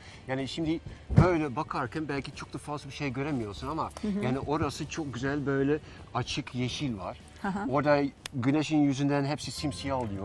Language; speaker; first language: Turkish; non-native, fluent; Dutch